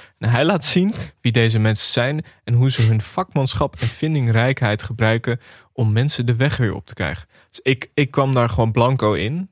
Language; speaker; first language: Dutch; native; Dutch